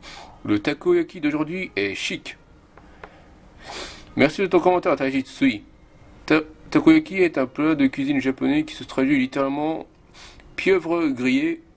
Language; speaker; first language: French; non-native, fluent; Japanese